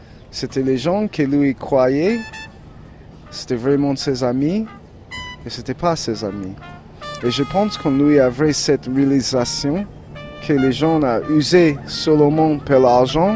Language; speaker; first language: French; non-native, learner; English